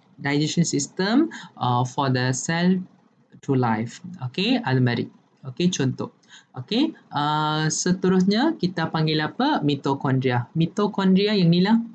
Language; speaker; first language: Malay; non-native, local second language; Tamil